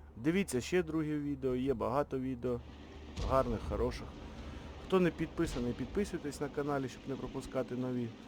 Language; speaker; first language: Ukrainian; non-native, local second language; Russian